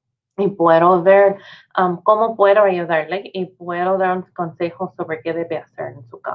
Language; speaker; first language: Spanish; non-native, fluent; English